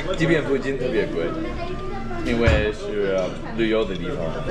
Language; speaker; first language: Chinese; non-native, fluent; English